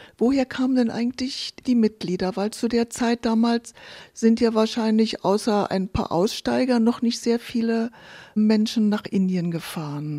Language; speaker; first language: German; native; German